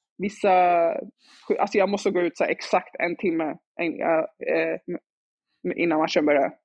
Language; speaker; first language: Swedish; early bilingual, other home language; Somali